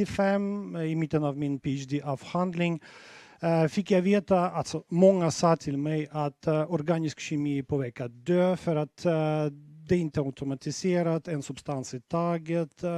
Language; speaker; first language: Swedish; non-native, fluent; Russian